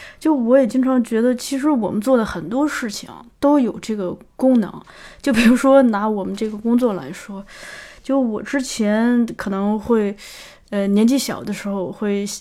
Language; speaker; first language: Chinese; native; Chinese